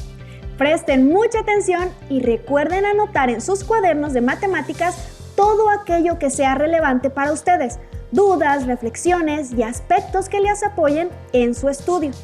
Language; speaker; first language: Spanish; native; Spanish